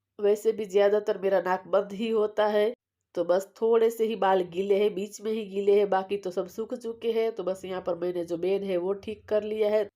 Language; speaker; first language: Hindi; non-native, local second language; Gujarati